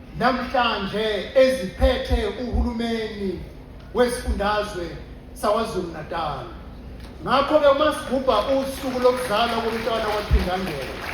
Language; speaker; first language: Zulu; native; Zulu